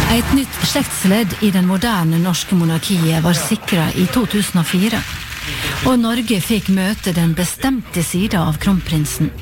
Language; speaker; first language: Norwegian; native; Norwegian